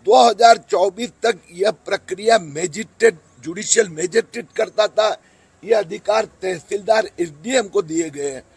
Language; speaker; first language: Hindi; non-native, local second language; Marathi